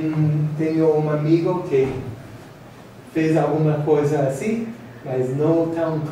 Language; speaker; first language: Portuguese; non-native, fluent; English